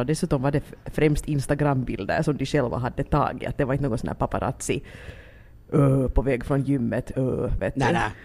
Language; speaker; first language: Swedish; native; Swedish